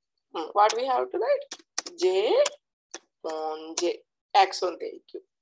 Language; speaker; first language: English; non-native, local second language; Telugu